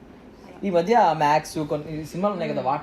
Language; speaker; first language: Telugu; native; Telugu